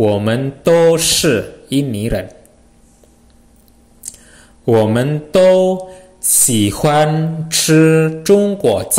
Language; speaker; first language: Chinese; non-native, fluent; Indonesian